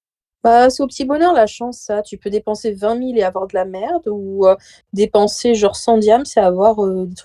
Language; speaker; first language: French; native; French